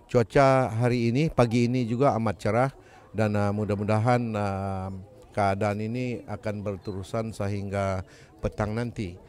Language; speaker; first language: Malay; native; Malay